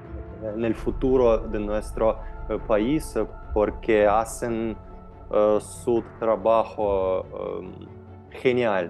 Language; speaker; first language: Spanish; non-native, fluent; Ukrainian